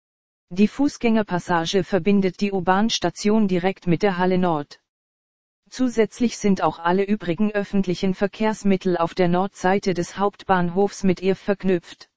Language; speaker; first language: German; native; German